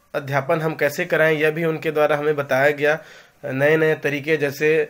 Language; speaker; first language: Hindi; native; Hindi